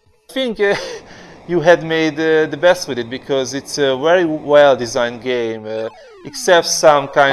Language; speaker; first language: English; non-native, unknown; Hungarian